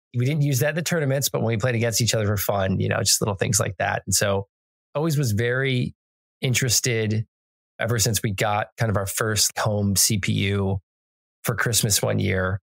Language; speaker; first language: English; native; English